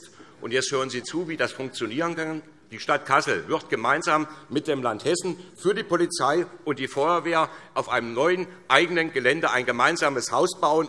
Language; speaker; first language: German; native; German